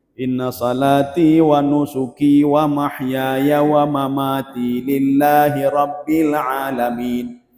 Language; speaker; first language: Malay; non-native, local second language; Achinese